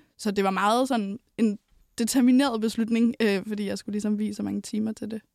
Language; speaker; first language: Danish; native; Danish